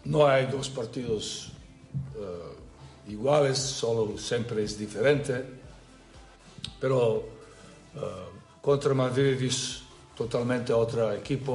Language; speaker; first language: Spanish; non-native, learner; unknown